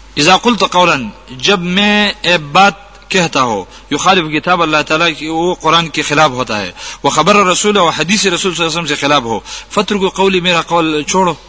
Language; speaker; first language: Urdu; non-native, local second language; Pashto